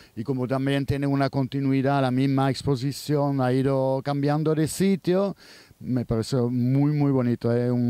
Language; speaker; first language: Spanish; non-native, fluent; Swiss German